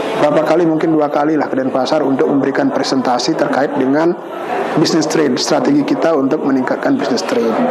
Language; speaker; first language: Indonesian; non-native, local second language; Balinese